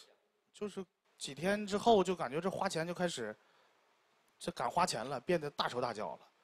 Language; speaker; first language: Chinese; native; Chinese